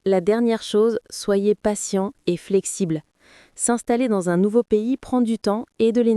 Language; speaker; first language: French; non-native, fluent; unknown